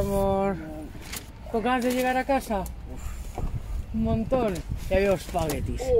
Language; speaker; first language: Spanish; native; Spanish